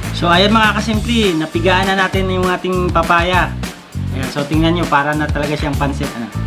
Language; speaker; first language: Filipino; non-native, local second language; Cebuano